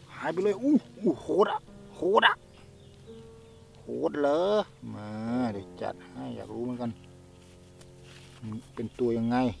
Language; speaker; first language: Thai; non-native, local second language; Khmer